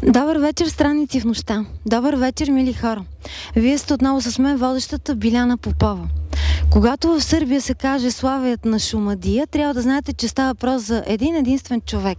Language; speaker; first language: Bulgarian; native; Bulgarian